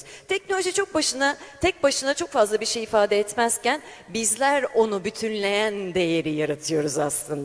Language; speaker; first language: Turkish; native; Turkish